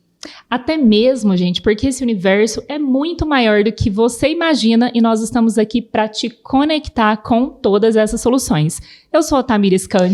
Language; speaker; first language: Portuguese; native; Portuguese